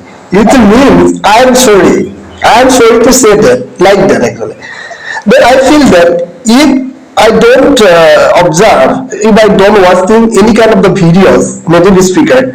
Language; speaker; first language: English; non-native, learner; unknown